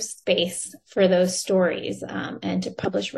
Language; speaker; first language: English; native; English